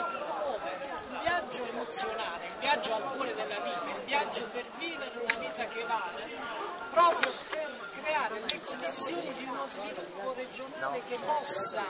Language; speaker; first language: Italian; native; Italian